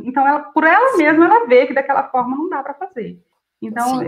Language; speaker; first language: Portuguese; native; Portuguese